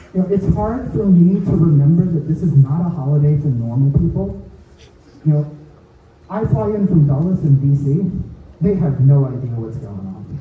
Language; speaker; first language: English; native; English